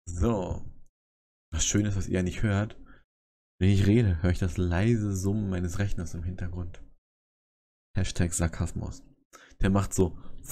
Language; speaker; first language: German; native; German